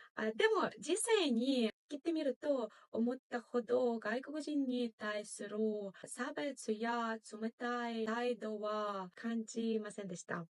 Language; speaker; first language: Japanese; non-native, fluent; Ukrainian